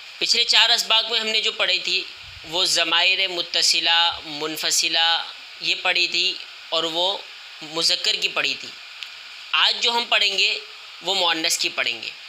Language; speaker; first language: Urdu; native; Urdu